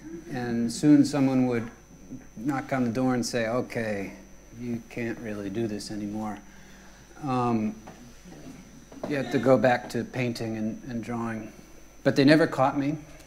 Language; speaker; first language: English; native; English